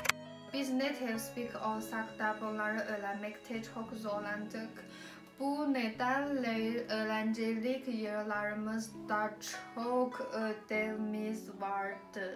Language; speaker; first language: Turkish; non-native, learner; Chinese